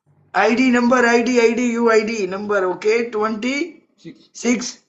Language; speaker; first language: English; non-native, learner; Punjabi